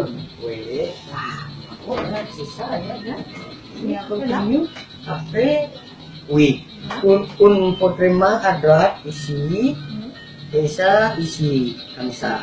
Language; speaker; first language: French; non-native, learner; Indonesian